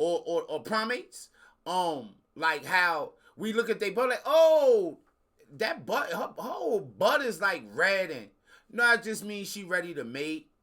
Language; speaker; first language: English; native; English